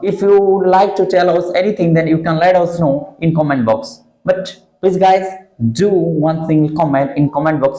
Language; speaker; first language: English; non-native, fluent; Hindi